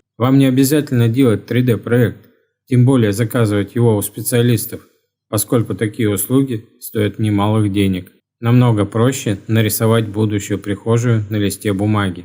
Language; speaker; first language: Russian; native; Russian